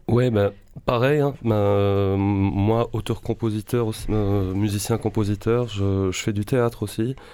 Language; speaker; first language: French; non-native, local second language; Arabic